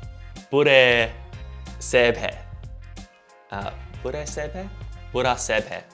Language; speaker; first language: Hindi; non-native, learner; English